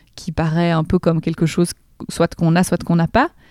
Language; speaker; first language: French; native; French